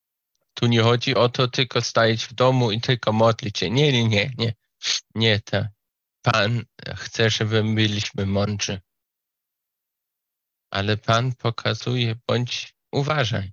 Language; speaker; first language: Polish; non-native, learner; Slovak